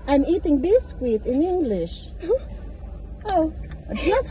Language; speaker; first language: English; non-native, local second language; Filipino